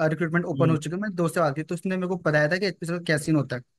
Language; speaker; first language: Hindi; native; Hindi